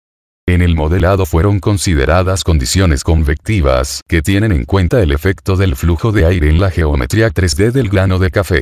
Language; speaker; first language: Spanish; native; Spanish